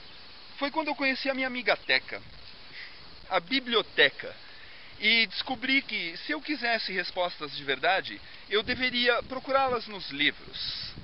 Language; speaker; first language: Portuguese; native; Portuguese